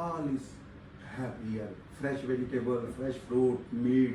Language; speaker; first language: English; non-native, learner; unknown